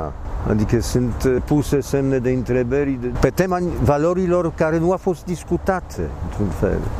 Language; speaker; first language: Romanian; non-native, fluent; Polish